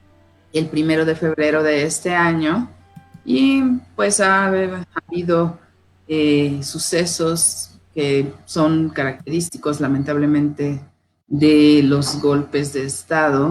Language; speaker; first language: Spanish; native; Spanish